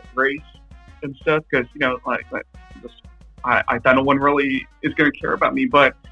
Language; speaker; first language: English; non-native, fluent; Japanese